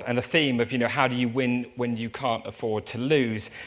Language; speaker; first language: English; native; English